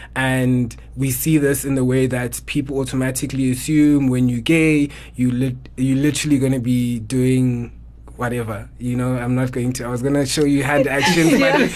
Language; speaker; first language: English; non-native, local second language; Xhosa